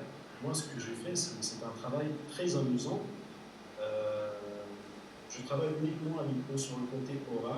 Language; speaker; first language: French; non-native, fluent; Arabic